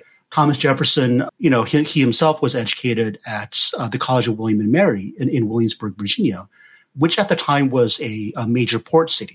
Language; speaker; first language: English; native; English